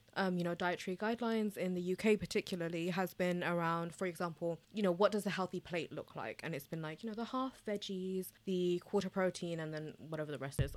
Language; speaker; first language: English; early bilingual, other home language; Bangla